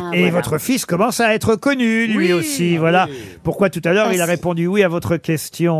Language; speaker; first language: French; native; French